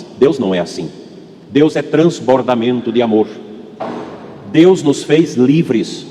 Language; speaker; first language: Portuguese; native; Portuguese